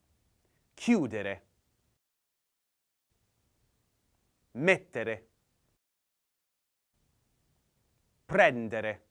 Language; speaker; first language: Italian; non-native, learner; English